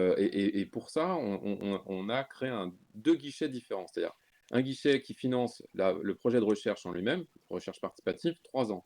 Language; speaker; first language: French; native; French